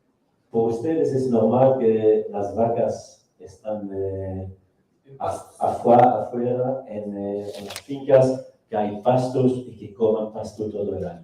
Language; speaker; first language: Spanish; non-native, fluent; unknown